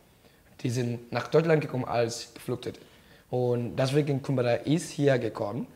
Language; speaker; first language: German; non-native, learner; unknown